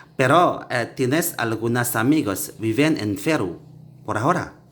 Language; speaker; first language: Spanish; non-native, learner; Indonesian